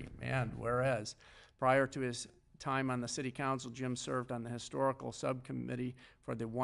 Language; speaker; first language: English; native; English